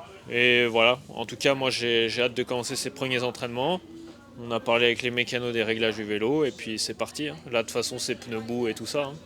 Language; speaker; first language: French; native; French